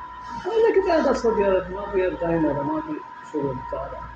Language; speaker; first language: Arabic; non-native, learner; Bangla